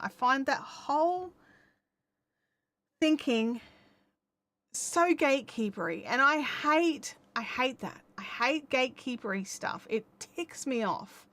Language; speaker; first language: English; native; English